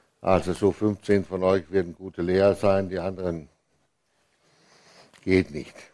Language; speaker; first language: German; non-native, fluent; Danish